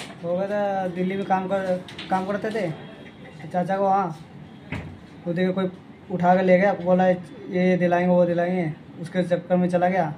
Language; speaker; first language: Hindi; non-native, local second language; Bangla